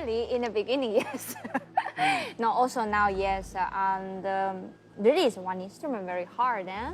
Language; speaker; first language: English; non-native, learner; Chinese